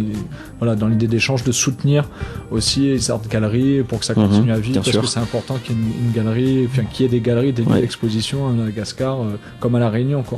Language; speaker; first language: French; native; French